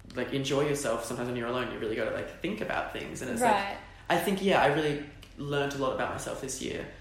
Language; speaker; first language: English; native; English